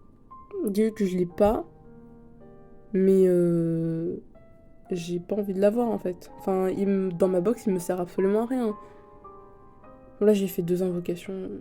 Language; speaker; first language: French; native; French